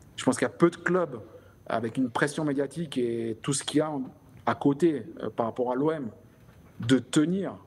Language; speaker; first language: French; native; French